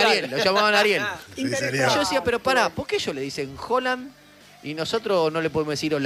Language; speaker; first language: Spanish; native; Spanish